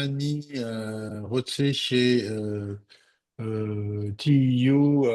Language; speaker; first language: Hebrew; non-native, learner; French